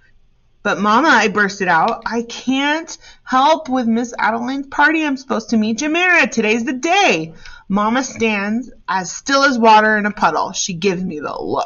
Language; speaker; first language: English; native; English